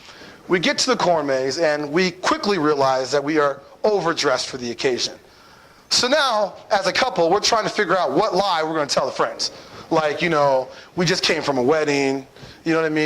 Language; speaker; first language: English; native; English